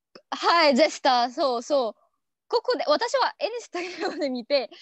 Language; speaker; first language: Japanese; non-native, learner; Arabic